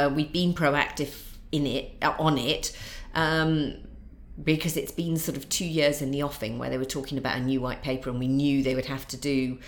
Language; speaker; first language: English; native; English